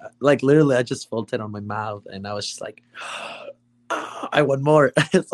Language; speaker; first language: English; non-native, fluent; Spanish